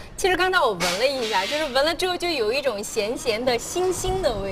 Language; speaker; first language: Chinese; native; Chinese